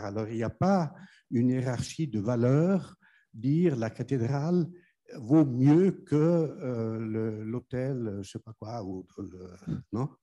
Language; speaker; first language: French; non-native, fluent; German